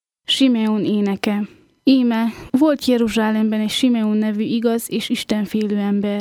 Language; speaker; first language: Hungarian; native; Hungarian